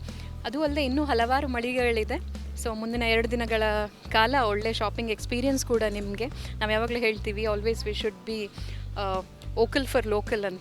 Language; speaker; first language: Kannada; native; Kannada